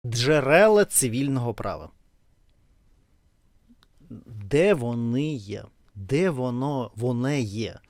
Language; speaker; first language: Ukrainian; non-native, learner; Russian